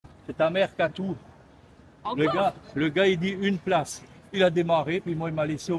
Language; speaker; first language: French; native; French